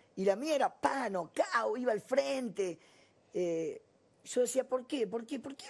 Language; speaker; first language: Spanish; native; Spanish